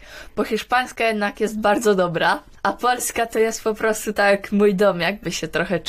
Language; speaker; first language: Polish; early bilingual, heritage; Polish